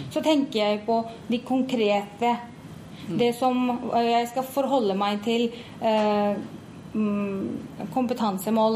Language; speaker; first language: Norwegian; non-native, fluent; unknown